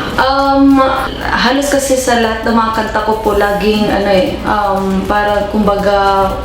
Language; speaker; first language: Filipino; non-native, local second language; Cebuano